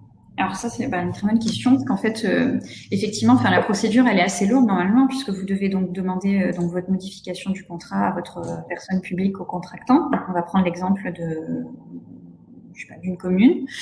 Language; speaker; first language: French; native; French